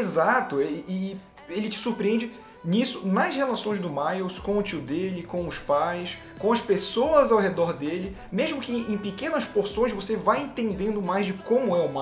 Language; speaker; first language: Portuguese; native; Portuguese